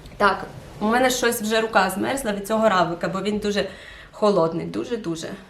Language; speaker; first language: Ukrainian; non-native, local second language; Russian